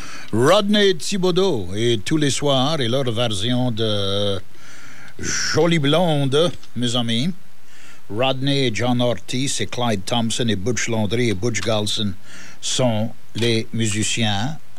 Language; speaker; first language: French; early bilingual, heritage; French